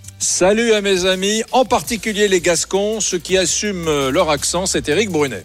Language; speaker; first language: French; native; French